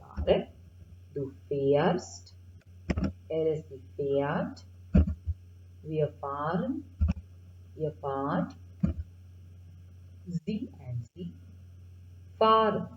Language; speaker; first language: German; non-native, fluent; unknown